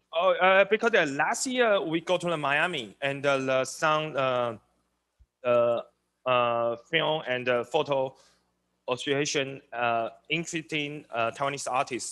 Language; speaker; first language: English; non-native, learner; Chinese